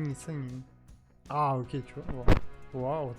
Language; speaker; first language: Korean; non-native, learner; Russian